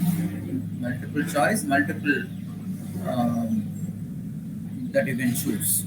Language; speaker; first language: English; non-native, local second language; Tamil